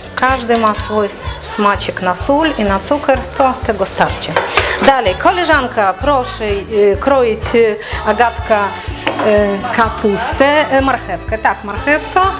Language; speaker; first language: Polish; non-native, learner; Ukrainian